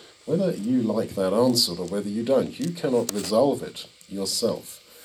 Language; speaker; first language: English; native; English